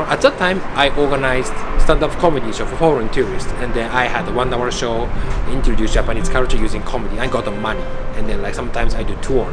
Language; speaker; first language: English; non-native, fluent; Japanese